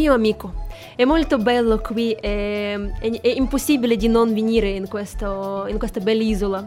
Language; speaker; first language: Italian; non-native, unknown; Russian